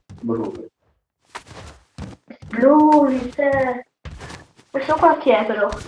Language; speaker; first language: Italian; native; Italian